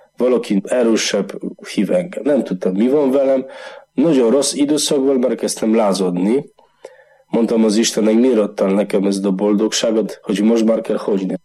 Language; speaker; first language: Hungarian; non-native, learner; Polish